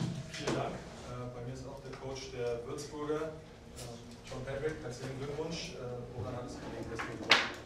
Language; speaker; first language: German; native; German